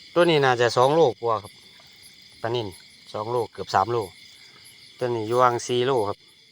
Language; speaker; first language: Thai; native; Thai